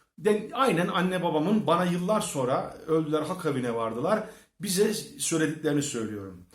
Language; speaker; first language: Turkish; early bilingual, heritage; Turkish